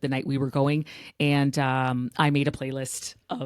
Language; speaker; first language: English; native; English